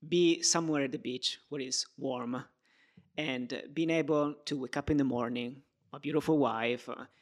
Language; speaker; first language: English; non-native, fluent; Italian